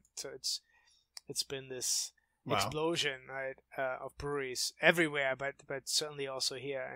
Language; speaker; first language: English; non-native, fluent; German